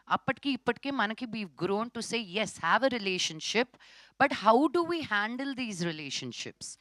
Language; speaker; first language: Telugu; native; Telugu